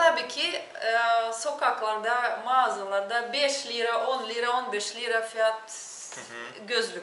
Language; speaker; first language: Turkish; non-native, fluent; Russian